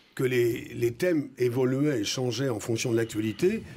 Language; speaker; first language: French; native; French